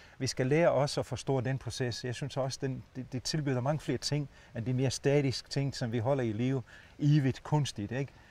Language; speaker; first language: Danish; non-native, fluent; Italian